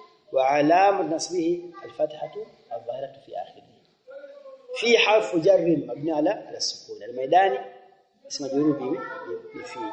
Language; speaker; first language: Arabic; non-native, fluent; Swahili